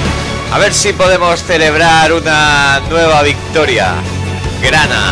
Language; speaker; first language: Spanish; native; Spanish